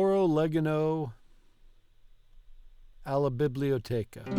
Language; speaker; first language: Italian; non-native, learner; English